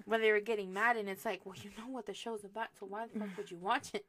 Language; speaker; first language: English; early bilingual, other home language; Spanish